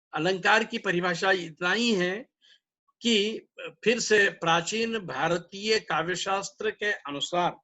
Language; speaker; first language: Hindi; non-native, local second language; Kannada